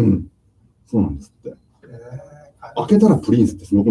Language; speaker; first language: Japanese; native; Japanese